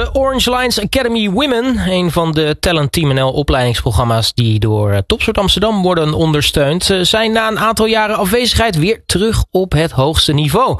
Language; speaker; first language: Dutch; native; Dutch